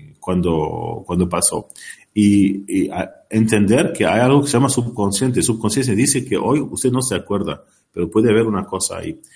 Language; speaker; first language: Spanish; non-native, learner; Arabic